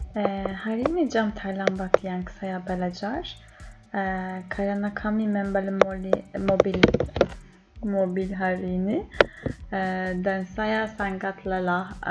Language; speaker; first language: Indonesian; non-native, learner; Turkish